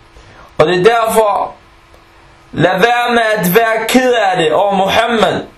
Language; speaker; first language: Danish; early bilingual, other home language; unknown